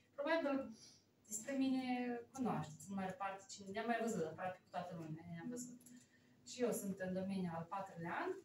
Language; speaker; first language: Romanian; native; Romanian